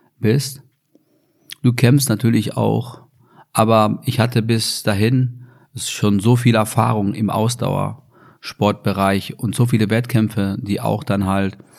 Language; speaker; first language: German; non-native, fluent; English